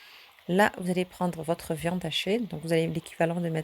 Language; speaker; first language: French; early bilingual, other home language; Turkish